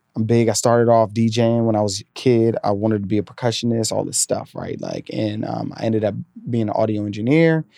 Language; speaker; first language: English; native; English